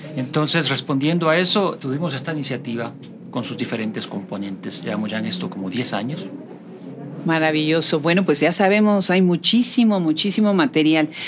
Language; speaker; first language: Spanish; native; Spanish